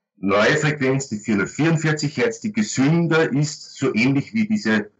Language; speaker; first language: German; native; German